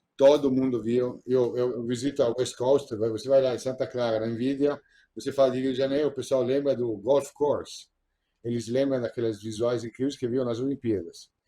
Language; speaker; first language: Portuguese; non-native, fluent; Italian